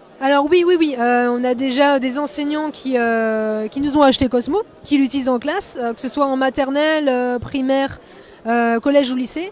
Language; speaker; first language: French; native; French